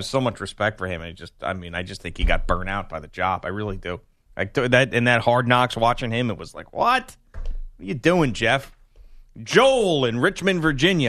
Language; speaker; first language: English; native; English